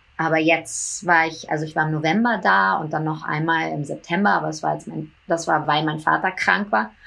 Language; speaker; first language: German; early bilingual, heritage; German